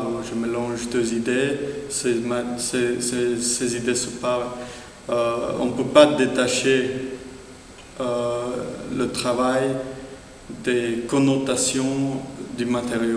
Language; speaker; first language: French; non-native, fluent; Spanish